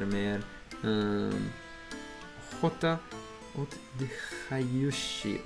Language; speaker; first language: Russian; non-native, learner; English